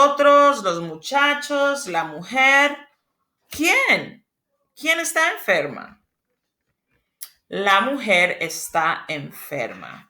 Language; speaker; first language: Spanish; non-native, fluent; English